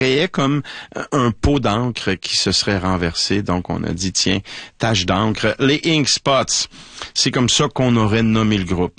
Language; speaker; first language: French; native; French